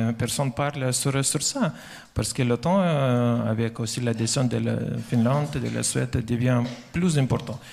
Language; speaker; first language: French; non-native, fluent; Lithuanian